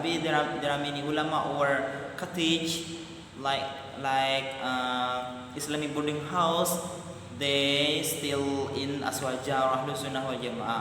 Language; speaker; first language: English; non-native, learner; Madurese